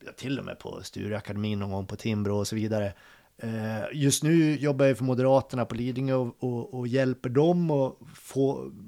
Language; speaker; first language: Swedish; native; Swedish